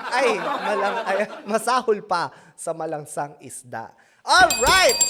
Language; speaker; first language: Filipino; native; Filipino